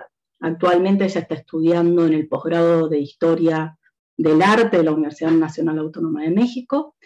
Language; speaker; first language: Spanish; native; Spanish